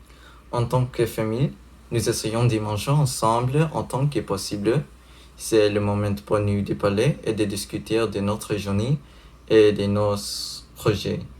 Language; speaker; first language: French; non-native, learner; English